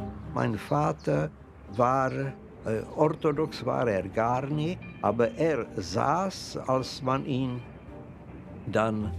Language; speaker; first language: German; non-native, fluent; Czech